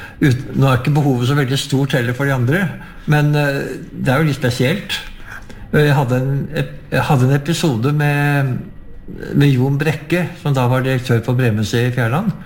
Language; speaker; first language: Norwegian; native; Norwegian